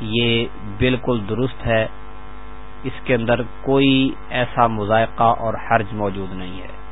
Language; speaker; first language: Urdu; non-native, local second language; Punjabi